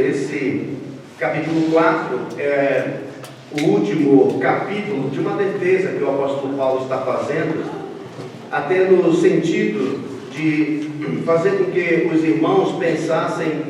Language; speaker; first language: Portuguese; native; Portuguese